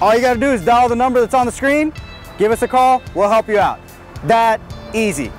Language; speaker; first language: English; native; English